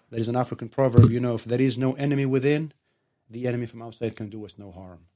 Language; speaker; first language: English; non-native, fluent; Arabic